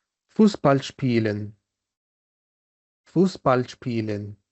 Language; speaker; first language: German; non-native, fluent; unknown